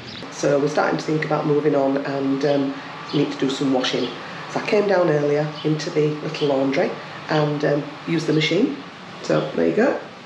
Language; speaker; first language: English; native; English